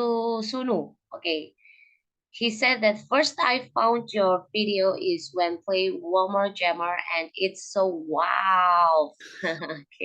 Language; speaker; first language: English; non-native, learner; Indonesian